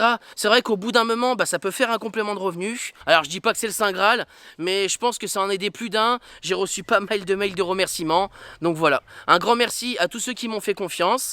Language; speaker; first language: French; native; French